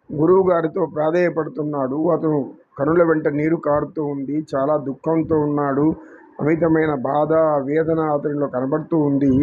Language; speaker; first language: Telugu; native; Telugu